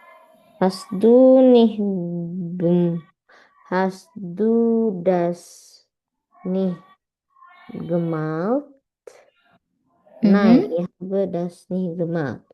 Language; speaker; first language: German; non-native, learner; Indonesian